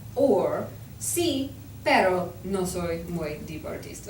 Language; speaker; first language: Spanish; non-native, learner; English